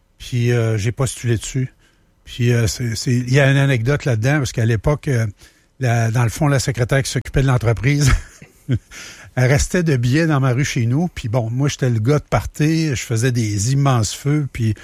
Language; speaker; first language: French; native; French